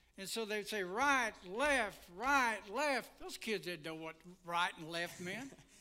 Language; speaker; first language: English; native; English